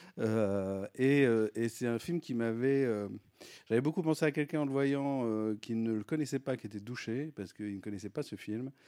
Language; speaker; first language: French; native; French